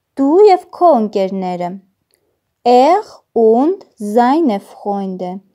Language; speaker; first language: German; non-native, fluent; Armenian